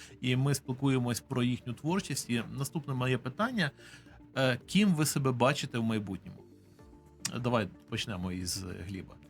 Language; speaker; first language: Ukrainian; native; Ukrainian